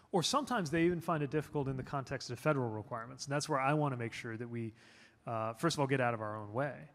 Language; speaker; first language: English; native; English